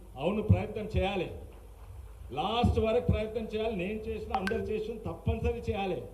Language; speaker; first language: Telugu; native; Telugu